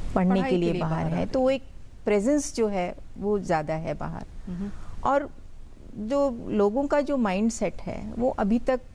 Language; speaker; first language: Hindi; native; Hindi